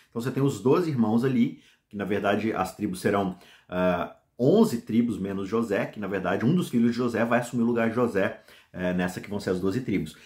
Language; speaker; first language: Portuguese; native; Portuguese